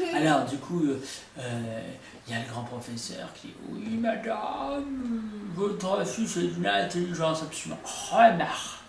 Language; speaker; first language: French; native; French